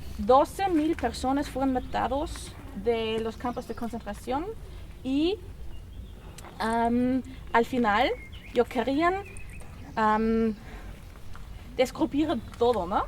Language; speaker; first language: Spanish; non-native, learner; German